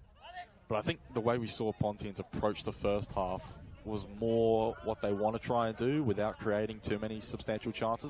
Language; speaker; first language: English; native; English